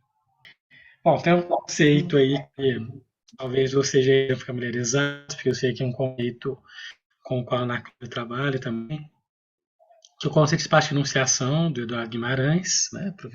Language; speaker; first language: Portuguese; native; Portuguese